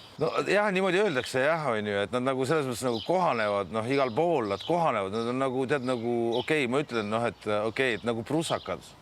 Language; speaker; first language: Estonian; non-native, local second language; Russian